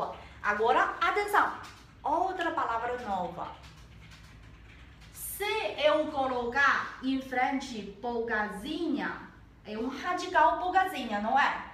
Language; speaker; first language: Portuguese; non-native, learner; Chinese